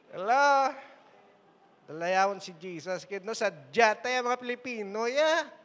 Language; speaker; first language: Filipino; non-native, local second language; Hiligaynon